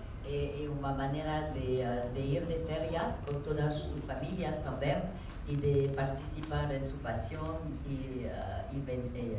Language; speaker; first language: Spanish; non-native, learner; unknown